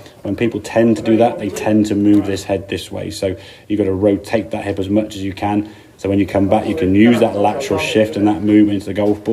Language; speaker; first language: English; native; English